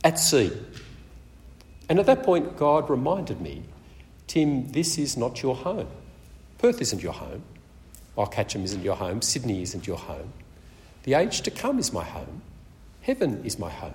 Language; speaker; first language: English; native; English